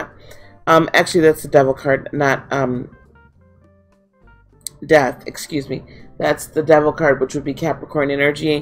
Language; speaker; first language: English; native; English